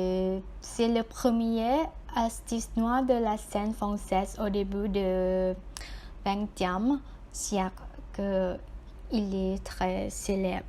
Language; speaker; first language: French; non-native, learner; Thai